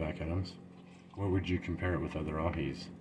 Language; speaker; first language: English; native; English